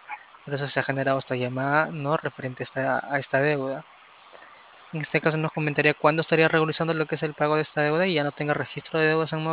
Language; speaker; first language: Spanish; native; Spanish